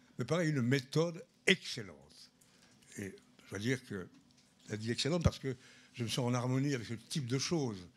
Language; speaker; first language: French; native; French